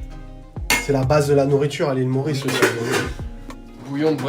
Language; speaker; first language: French; native; French